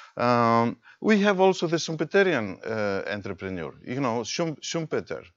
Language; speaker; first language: English; non-native, fluent; Greek